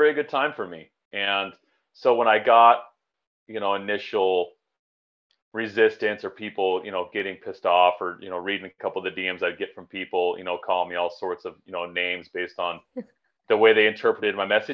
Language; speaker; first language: English; native; English